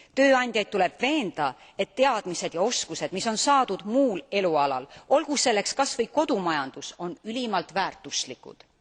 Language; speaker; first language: Estonian; native; Estonian